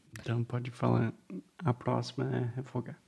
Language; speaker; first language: Portuguese; non-native, fluent; English